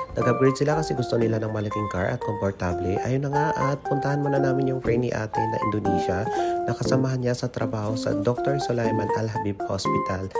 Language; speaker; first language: Filipino; non-native, local second language; Maranao